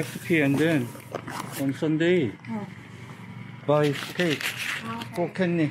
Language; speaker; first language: English; non-native, learner; Korean